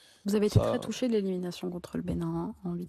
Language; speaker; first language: French; native; French